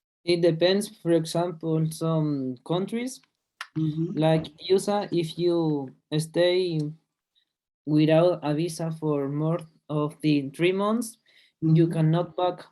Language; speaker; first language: English; non-native, learner; Spanish